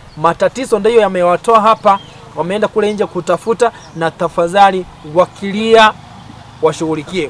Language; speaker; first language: Swahili; non-native, local second language; Gusii